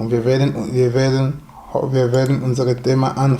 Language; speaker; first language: German; non-native, fluent; French